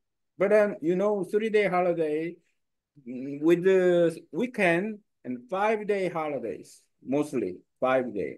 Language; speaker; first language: English; non-native, learner; Korean